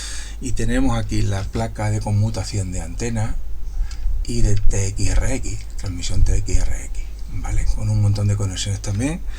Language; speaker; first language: Spanish; native; Spanish